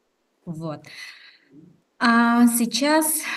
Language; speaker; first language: Russian; non-native, fluent; Indonesian